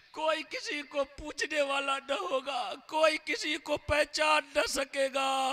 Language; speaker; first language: Hindi; native; Hindi